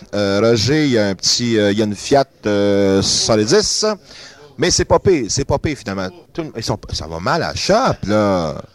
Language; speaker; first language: French; native; French